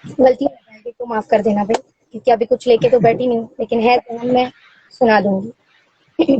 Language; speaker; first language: Hindi; non-native, local second language; Marathi